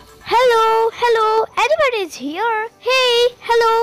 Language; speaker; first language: English; non-native, learner; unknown